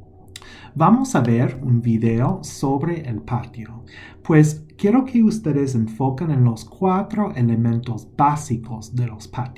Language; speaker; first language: Spanish; non-native, fluent; English